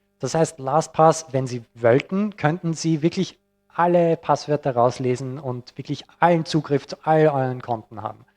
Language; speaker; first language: German; non-native, fluent; English